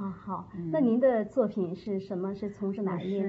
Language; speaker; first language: Chinese; native; Chinese